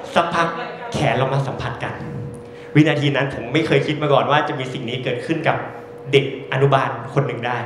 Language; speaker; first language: Thai; native; Thai